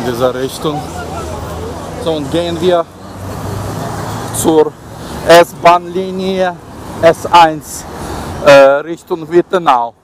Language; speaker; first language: German; non-native, learner; Ukrainian